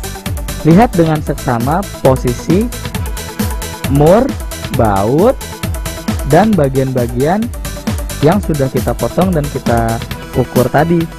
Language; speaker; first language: Indonesian; native; Indonesian